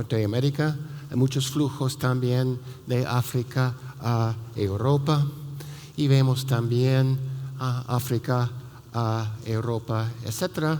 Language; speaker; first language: Spanish; non-native, fluent; English